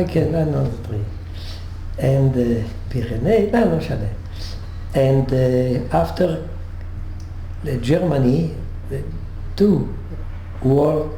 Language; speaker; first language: English; non-native, learner; French